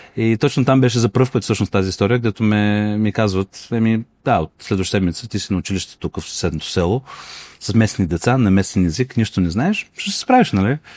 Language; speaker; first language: Bulgarian; non-native, fluent; Russian